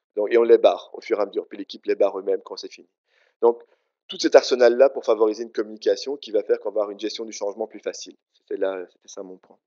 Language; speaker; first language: French; native; French